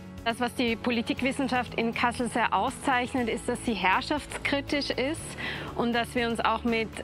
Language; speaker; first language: German; native; German